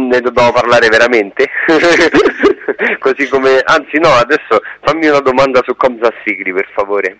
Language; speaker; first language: Italian; native; Italian